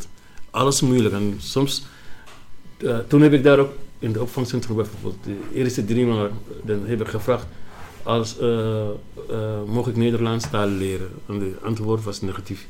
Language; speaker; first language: Dutch; non-native, learner; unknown